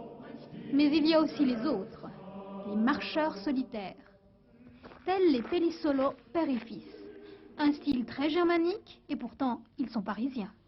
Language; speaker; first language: French; native; French